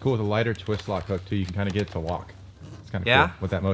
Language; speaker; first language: English; native; English